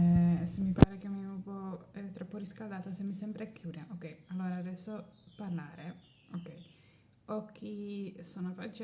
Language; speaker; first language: Italian; non-native, learner; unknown